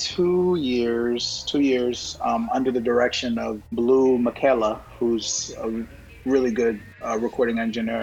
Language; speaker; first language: English; native; English